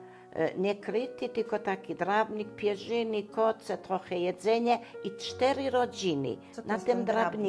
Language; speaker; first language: Polish; non-native, local second language; German